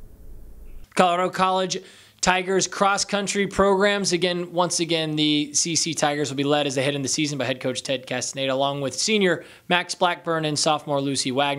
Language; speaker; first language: English; native; English